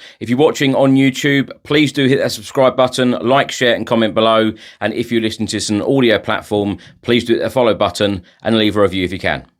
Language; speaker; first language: English; native; English